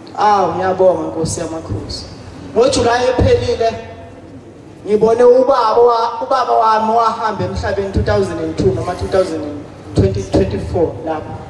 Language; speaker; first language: Zulu; native; Zulu